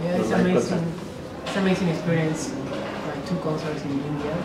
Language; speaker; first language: English; non-native, learner; Spanish